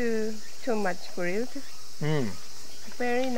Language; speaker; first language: English; non-native, learner; Japanese